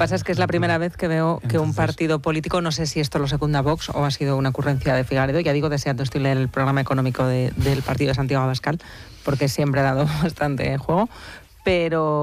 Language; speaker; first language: Spanish; native; Spanish